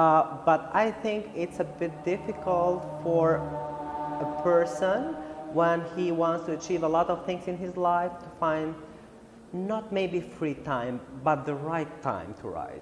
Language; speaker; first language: English; non-native, fluent; Albanian